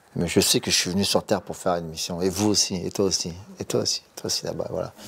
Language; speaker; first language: French; native; French